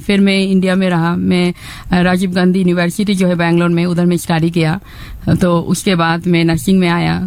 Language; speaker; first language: Hindi; non-native, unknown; Bangla